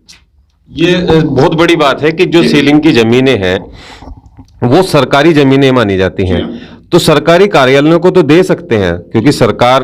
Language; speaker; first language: Hindi; native; Hindi